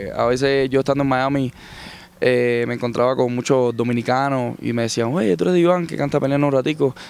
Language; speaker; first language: Spanish; native; Spanish